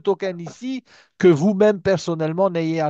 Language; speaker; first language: French; native; French